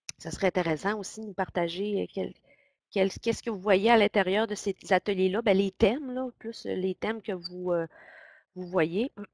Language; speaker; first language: French; native; French